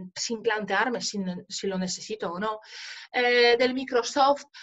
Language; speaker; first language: Spanish; non-native, fluent; Polish